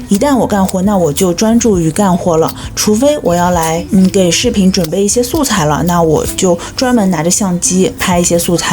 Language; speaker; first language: Chinese; native; Chinese